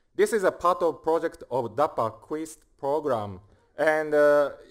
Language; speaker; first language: English; non-native, fluent; Japanese